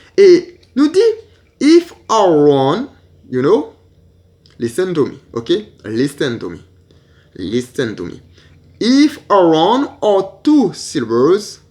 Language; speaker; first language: English; non-native, learner; Haitian Creole